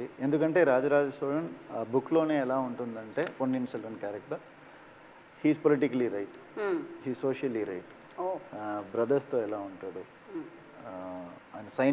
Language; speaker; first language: Telugu; early bilingual, heritage; Telugu